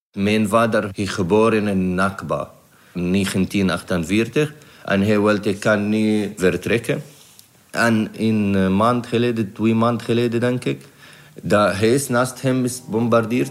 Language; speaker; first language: Dutch; non-native, learner; Arabic